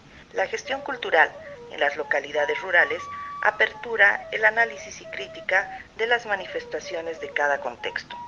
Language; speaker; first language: Spanish; native; Spanish